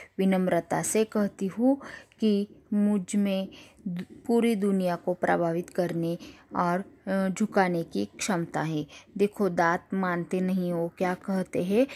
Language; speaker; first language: Hindi; non-native, local second language; Marathi